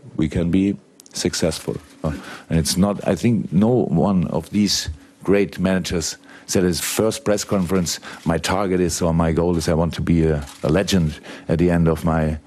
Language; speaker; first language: English; non-native, fluent; German